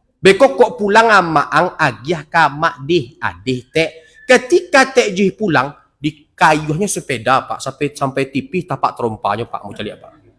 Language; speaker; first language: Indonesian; non-native, local second language; Minangkabau